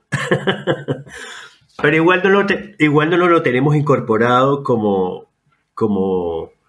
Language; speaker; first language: Spanish; native; Spanish